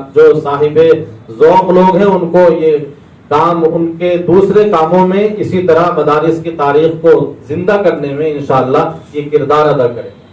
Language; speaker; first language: Urdu; native; Urdu